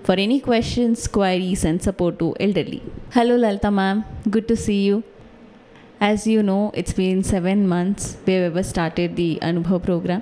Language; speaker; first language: English; non-native, local second language; Kannada